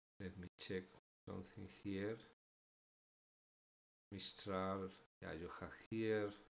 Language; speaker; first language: English; non-native, learner; German